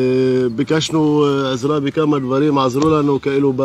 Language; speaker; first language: Hebrew; non-native, local second language; Arabic